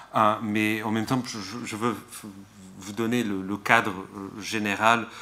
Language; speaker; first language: French; non-native, fluent; Portuguese